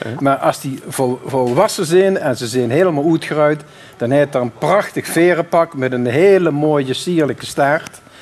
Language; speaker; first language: Dutch; native; Dutch